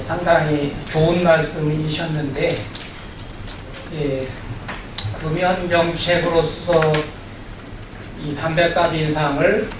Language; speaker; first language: Korean; native; Korean